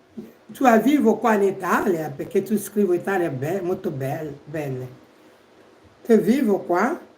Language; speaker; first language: Italian; non-native, learner; Igbo